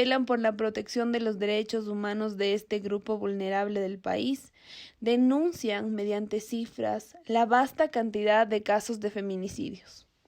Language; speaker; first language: Spanish; native; Spanish